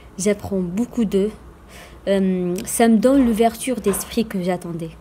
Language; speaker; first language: French; non-native, local second language; Arabic